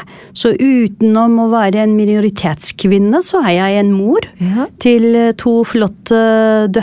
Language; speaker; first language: Norwegian; non-native, fluent; Turkish